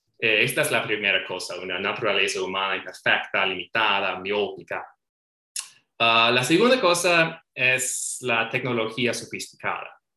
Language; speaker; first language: Spanish; non-native, fluent; English